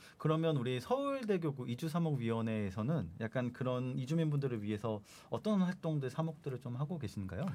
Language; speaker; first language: Korean; native; Korean